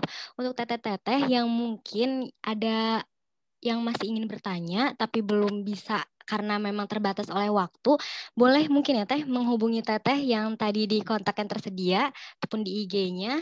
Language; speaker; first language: Indonesian; native; Indonesian